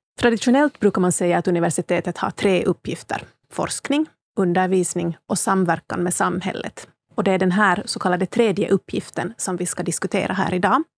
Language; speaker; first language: Swedish; native; Swedish